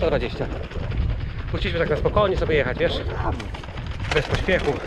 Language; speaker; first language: Polish; non-native, learner; German